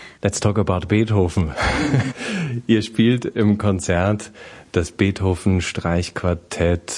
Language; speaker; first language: German; native; German